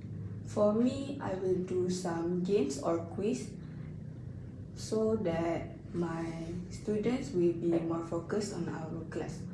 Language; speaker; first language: English; non-native, learner; Malay